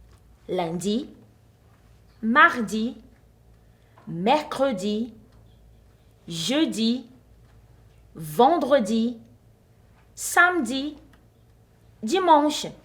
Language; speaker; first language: French; non-native, fluent; Portuguese